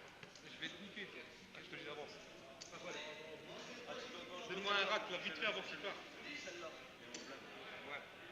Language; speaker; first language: French; native; French